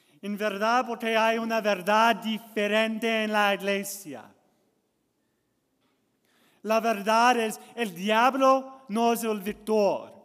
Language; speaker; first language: Spanish; non-native, learner; English